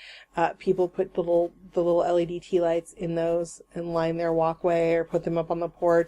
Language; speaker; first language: English; native; English